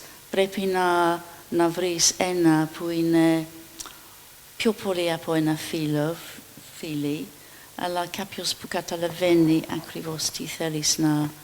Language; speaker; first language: Greek; non-native, fluent; English